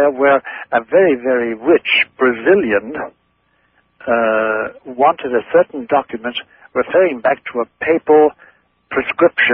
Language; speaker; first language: English; non-native, local second language; Irish